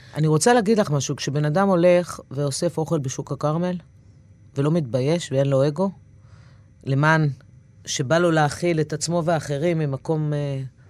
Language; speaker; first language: Hebrew; native; Hebrew